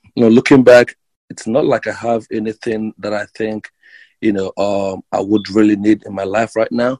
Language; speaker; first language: English; non-native, local second language; Igbo